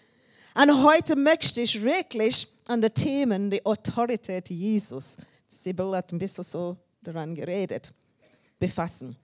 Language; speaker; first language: German; non-native, learner; English